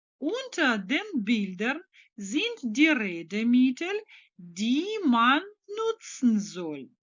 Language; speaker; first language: German; non-native, fluent; Ukrainian